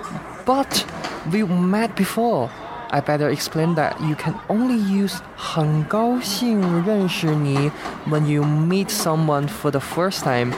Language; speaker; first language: English; non-native, fluent; Chinese